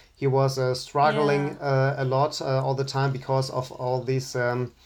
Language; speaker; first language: English; non-native, fluent; German